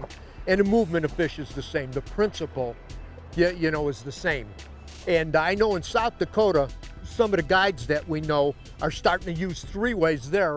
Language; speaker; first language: English; native; English